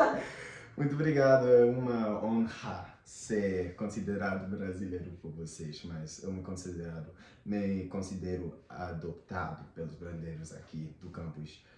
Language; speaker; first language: Portuguese; non-native, fluent; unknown